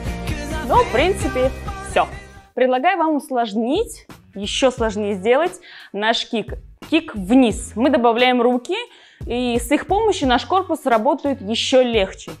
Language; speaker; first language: Russian; native; Russian